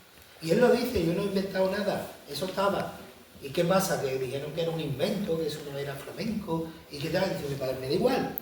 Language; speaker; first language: Spanish; native; Spanish